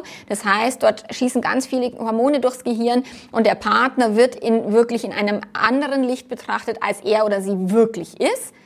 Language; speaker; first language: German; native; German